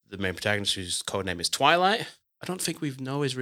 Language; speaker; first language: English; native; English